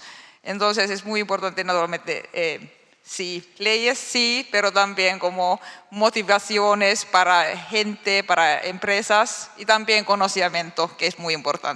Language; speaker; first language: Spanish; non-native, learner; Finnish